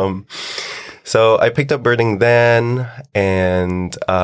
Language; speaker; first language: English; non-native, local second language; Filipino